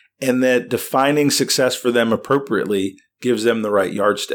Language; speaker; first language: English; native; English